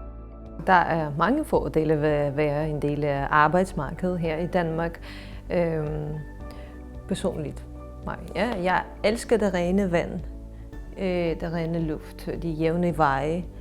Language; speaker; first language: Danish; non-native, fluent; Ukrainian